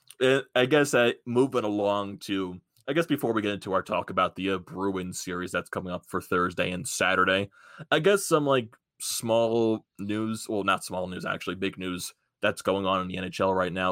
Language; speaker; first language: English; native; English